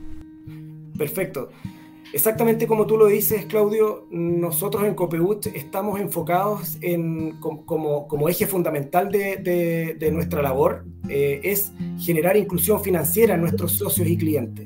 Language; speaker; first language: Spanish; native; Spanish